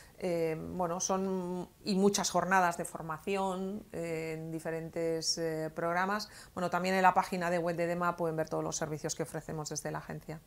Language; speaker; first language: Spanish; native; Spanish